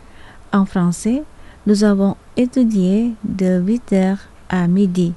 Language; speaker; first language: French; non-native, fluent; Indonesian